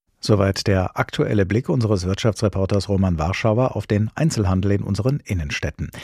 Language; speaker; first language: German; native; German